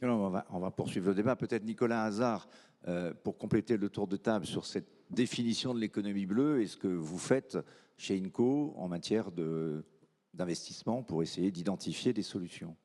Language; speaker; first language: French; native; French